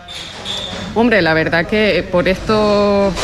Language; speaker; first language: Spanish; native; Spanish